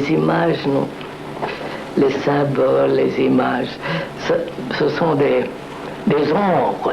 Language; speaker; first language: French; non-native, learner; Telugu